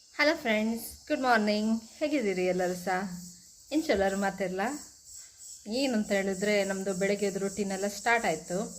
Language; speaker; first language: Kannada; non-native, local second language; Tulu